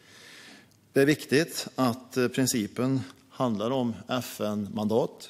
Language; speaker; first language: Swedish; native; Swedish